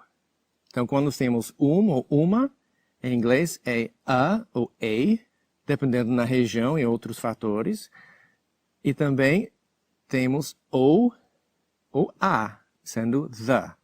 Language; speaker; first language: Portuguese; non-native, fluent; English